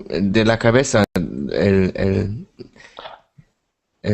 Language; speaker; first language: Spanish; non-native, learner; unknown